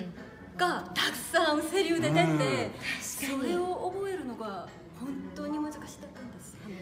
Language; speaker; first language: Japanese; non-native, fluent; Korean